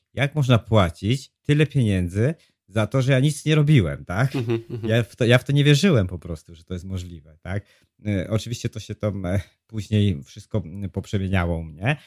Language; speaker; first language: Polish; native; Polish